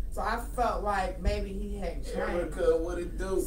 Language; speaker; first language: English; native; English